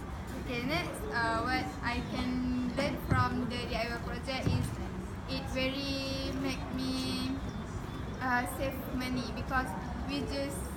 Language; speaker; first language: English; non-native, local second language; Malay